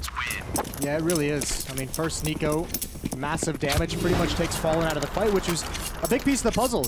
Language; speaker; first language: English; native; English